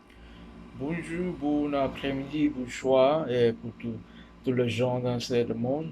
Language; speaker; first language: French; non-native, learner; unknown